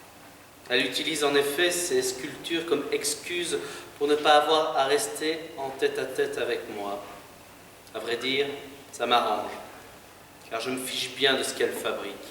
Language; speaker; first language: French; native; French